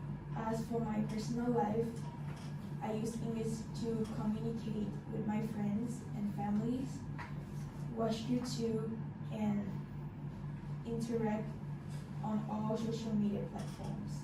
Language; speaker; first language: English; non-native, fluent; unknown